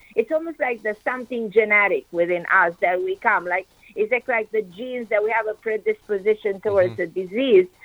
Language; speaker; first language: English; non-native, fluent; Romanian